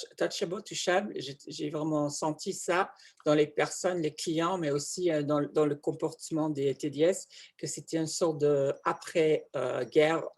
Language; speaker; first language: French; non-native, fluent; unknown